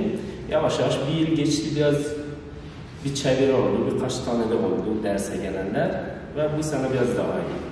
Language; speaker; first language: Turkish; non-native, learner; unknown